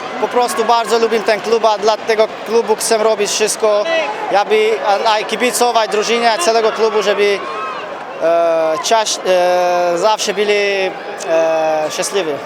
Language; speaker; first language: Polish; non-native, learner; Armenian